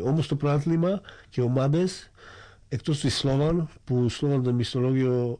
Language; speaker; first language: Greek; non-native, fluent; Slovak